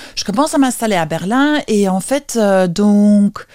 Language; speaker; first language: French; non-native, fluent; Lithuanian